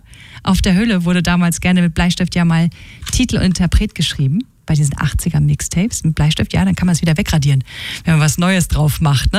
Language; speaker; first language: German; native; German